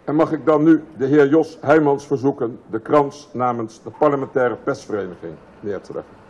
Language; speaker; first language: Dutch; native; Dutch